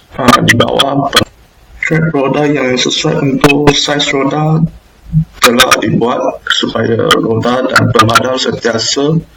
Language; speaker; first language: Malay; non-native, local second language; Chinese